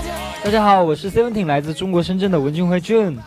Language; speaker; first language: Chinese; native; Chinese